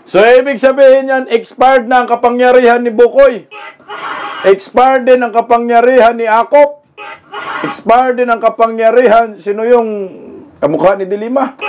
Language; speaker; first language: Filipino; non-native, local second language; Cebuano